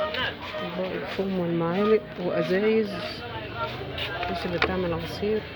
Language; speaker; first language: Arabic; native; Arabic